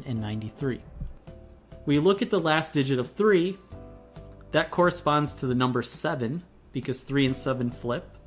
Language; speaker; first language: English; native; English